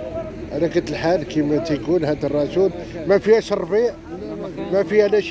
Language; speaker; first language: Arabic; native; Arabic